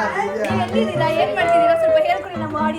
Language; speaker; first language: Kannada; native; Kannada